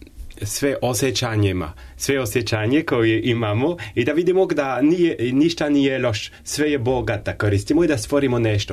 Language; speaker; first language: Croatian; non-native, learner; French